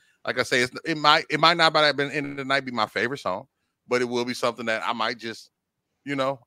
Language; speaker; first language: English; native; English